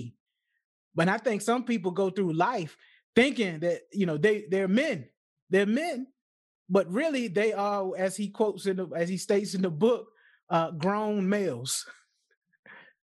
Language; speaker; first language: English; native; English